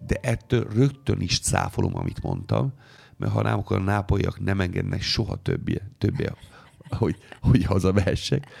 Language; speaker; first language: Hungarian; non-native, fluent; Italian